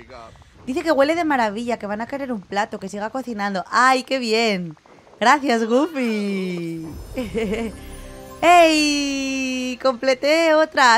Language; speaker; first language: Spanish; native; Spanish